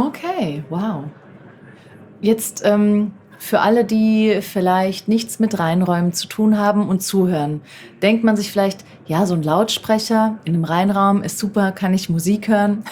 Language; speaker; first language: German; native; German